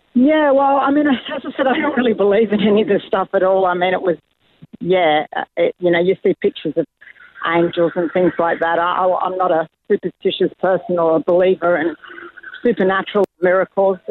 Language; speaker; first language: English; native; English